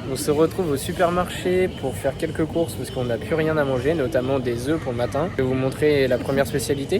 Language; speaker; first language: French; native; French